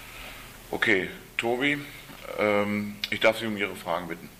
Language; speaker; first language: German; native; German